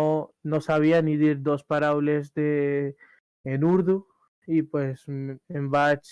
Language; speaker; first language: Catalan; early bilingual, other home language; Urdu